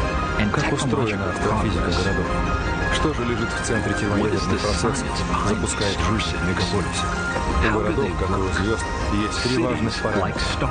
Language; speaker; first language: Russian; native; Russian